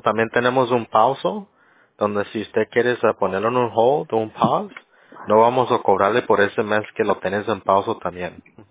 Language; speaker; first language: Spanish; early bilingual, heritage; Spanish